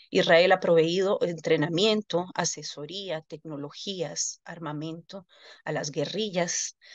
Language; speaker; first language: Spanish; native; Spanish